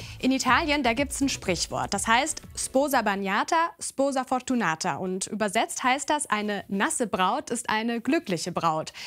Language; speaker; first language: German; native; German